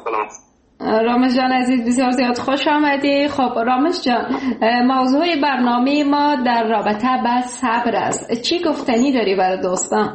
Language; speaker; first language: Persian; native; Persian